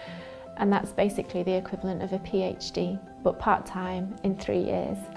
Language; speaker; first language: English; native; English